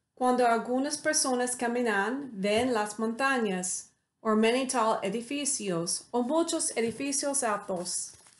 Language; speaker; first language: Spanish; non-native, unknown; English